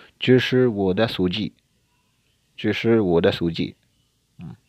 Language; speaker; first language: Chinese; non-native, learner; Filipino